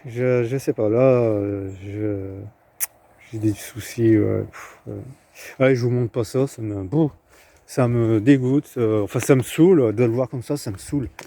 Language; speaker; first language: French; native; French